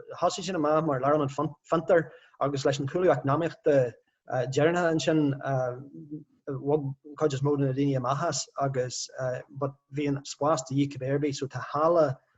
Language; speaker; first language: Irish; non-native, local second language; English